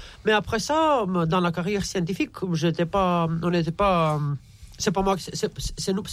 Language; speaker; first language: French; non-native, fluent; Romanian